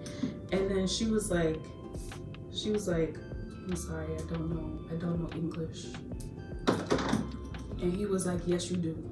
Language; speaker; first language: English; native; English